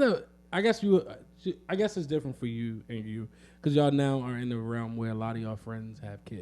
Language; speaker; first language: English; native; English